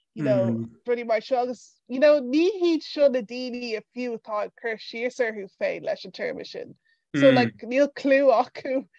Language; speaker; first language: Irish; non-native, local second language; English